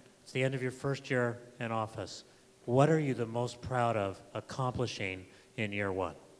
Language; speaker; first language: English; native; English